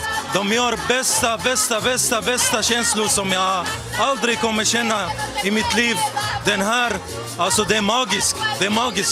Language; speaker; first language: Swedish; non-native, learner; Spanish